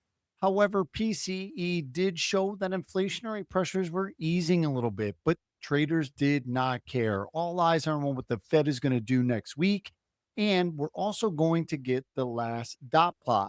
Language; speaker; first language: English; native; English